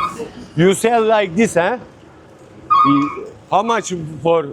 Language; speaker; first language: English; non-native, learner; Turkish